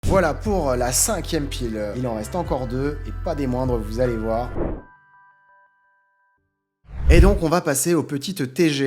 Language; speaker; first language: French; native; French